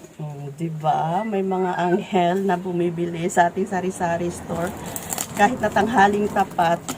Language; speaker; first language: Filipino; non-native, local second language; Cebuano